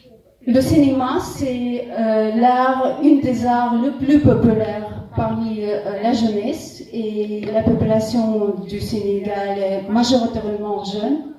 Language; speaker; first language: French; non-native, fluent; Russian